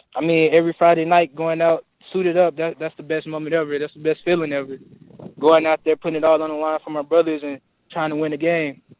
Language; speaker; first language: English; native; English